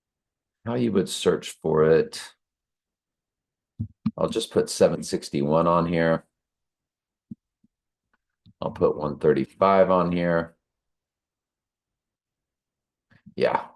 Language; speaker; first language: English; native; English